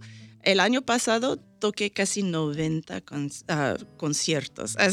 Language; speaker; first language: Spanish; early bilingual, heritage; Spanish